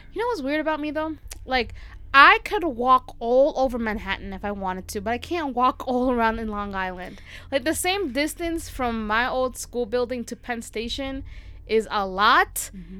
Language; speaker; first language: English; early bilingual, other home language; Spanish